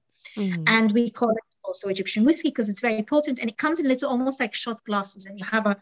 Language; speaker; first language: English; non-native, fluent; Arabic